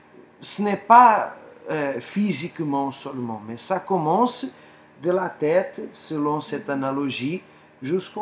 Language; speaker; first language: French; non-native, fluent; Portuguese